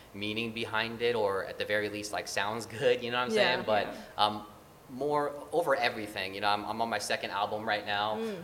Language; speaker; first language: English; early bilingual, other home language; Filipino